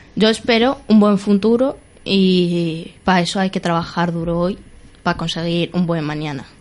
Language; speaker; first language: Spanish; early bilingual, other home language; Arabic